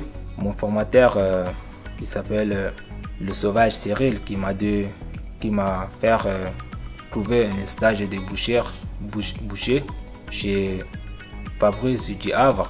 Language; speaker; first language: French; non-native, learner; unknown